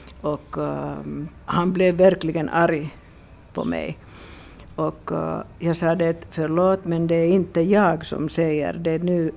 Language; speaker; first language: Swedish; non-native, local second language; Finnish